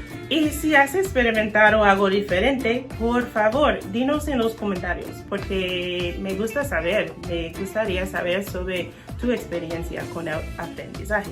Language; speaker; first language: Spanish; non-native, learner; English